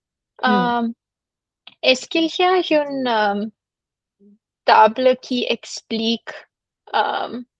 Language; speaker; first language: French; non-native, learner; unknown